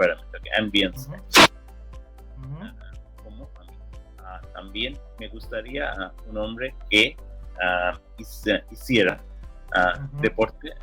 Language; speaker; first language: Spanish; non-native, learner; English